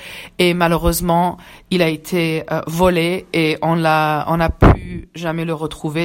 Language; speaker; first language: French; early bilingual, other home language; Persian